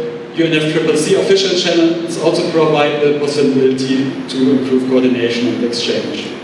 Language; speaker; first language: English; non-native, fluent; German